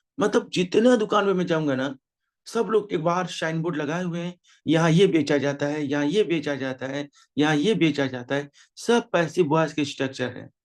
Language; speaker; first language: Hindi; native; Hindi